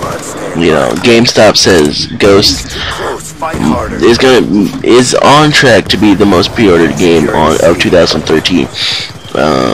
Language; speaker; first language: English; native; English